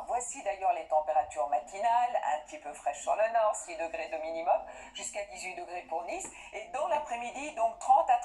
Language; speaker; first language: French; native; French